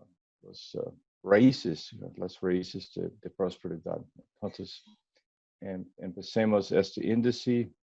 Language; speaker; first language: Spanish; non-native, learner; English